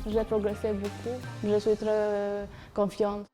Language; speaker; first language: French; non-native, learner; Albanian